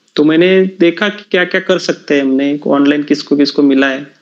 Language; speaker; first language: Hindi; non-native, local second language; Marathi